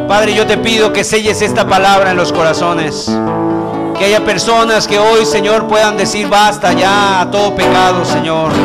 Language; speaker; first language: Spanish; native; Spanish